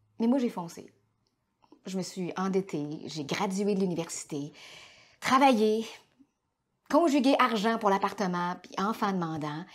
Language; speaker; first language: French; native; French